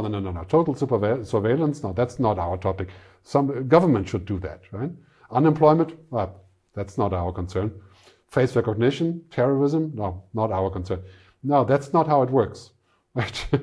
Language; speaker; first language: English; non-native, fluent; German